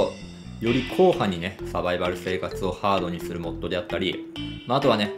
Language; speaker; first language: Japanese; native; Japanese